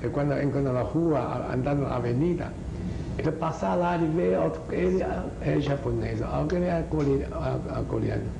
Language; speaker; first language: Portuguese; non-native, learner; Chinese